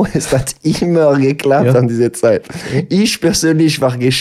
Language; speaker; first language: German; non-native, local second language; French